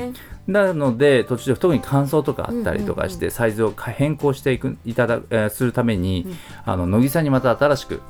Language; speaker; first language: Japanese; native; Japanese